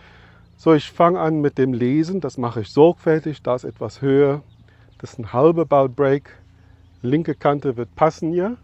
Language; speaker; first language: German; non-native, fluent; English